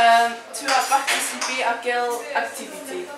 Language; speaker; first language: French; non-native, learner; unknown